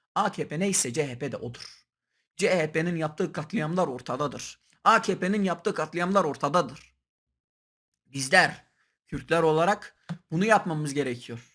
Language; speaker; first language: Turkish; non-native, local second language; Kurdish